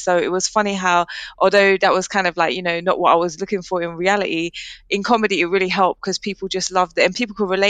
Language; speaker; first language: English; native; English